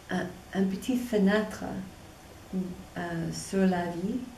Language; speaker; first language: French; non-native, fluent; English